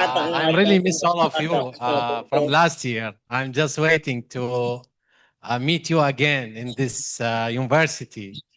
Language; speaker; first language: English; non-native, fluent; Arabic